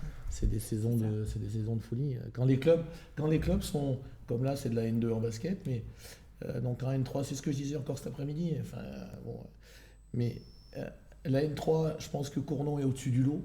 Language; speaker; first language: French; native; French